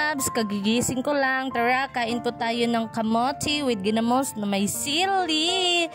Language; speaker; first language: Filipino; non-native, local second language; Cebuano